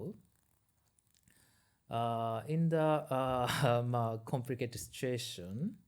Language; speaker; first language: English; non-native, learner; Japanese